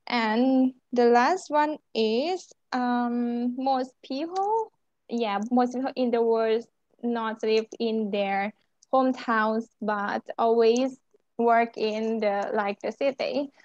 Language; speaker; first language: English; non-native, learner; Thai